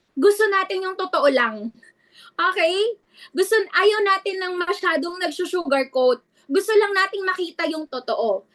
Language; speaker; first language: Filipino; non-native, local second language; Iloko